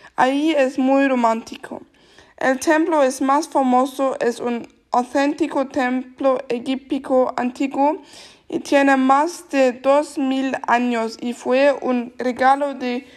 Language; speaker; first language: Spanish; non-native, learner; German